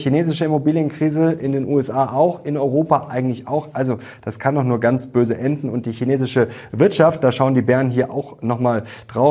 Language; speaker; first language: German; native; German